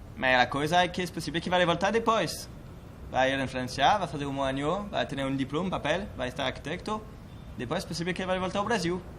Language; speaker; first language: Portuguese; non-native, learner; French